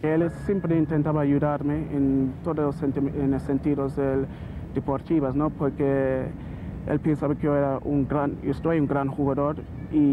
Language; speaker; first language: Spanish; non-native, learner; English